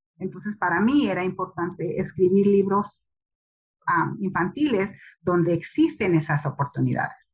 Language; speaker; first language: Spanish; early bilingual, heritage; Spanish